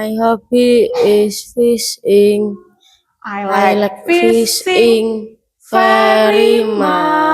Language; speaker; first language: English; non-native, learner; Indonesian